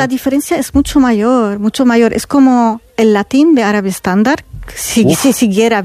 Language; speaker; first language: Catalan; non-native, learner; Arabic